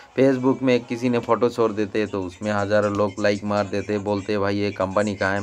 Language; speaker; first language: Hindi; non-native, local second language; Tamil